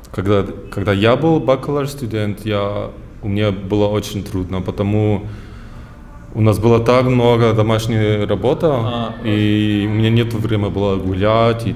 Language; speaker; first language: Russian; early bilingual, heritage; German